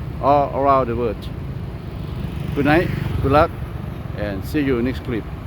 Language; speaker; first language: English; non-native, learner; Lao